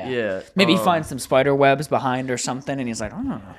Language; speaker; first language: English; native; English